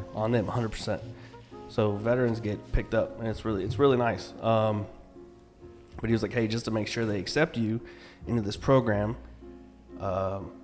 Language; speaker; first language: English; native; English